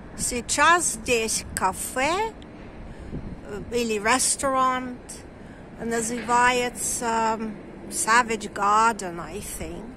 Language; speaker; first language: Russian; non-native, learner; English